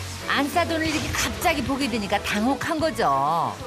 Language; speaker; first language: Korean; native; Korean